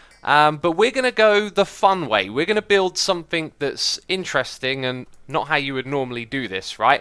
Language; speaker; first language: English; native; English